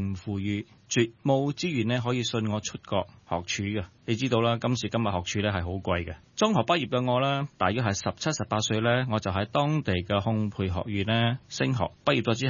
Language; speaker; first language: Cantonese; early bilingual, heritage; Cantonese